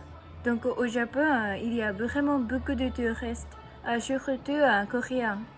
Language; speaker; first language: French; non-native, learner; Japanese